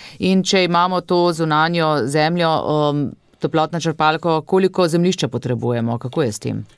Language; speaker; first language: Slovenian; native; Slovenian